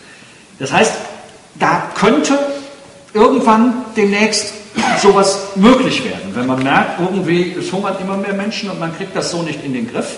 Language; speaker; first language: German; native; German